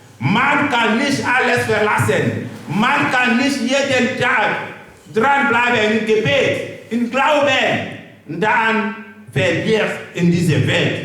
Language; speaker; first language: German; non-native, learner; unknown